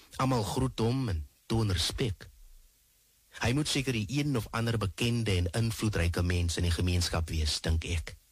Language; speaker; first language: Afrikaans; native; Afrikaans